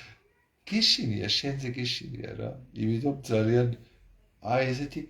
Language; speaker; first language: Georgian; early bilingual, heritage; Georgian